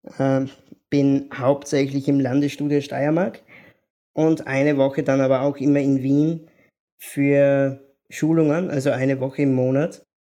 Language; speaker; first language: German; native; German